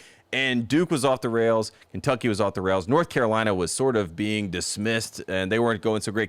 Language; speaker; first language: English; native; English